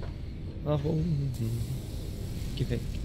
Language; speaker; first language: German; native; German